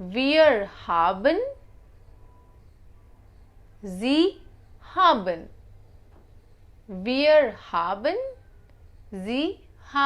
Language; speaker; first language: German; non-native, fluent; Hindi